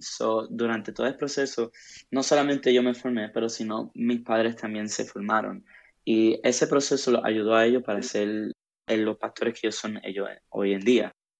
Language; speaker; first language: Spanish; early bilingual, other home language; English